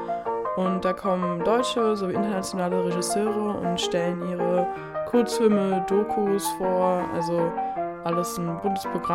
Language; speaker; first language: German; native; German